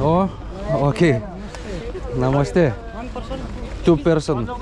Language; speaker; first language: English; non-native, learner; Lithuanian